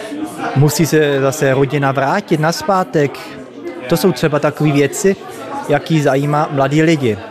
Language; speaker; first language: Czech; early bilingual, heritage; Czech